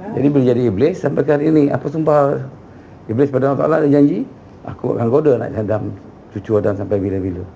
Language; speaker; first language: Malay; native; Malay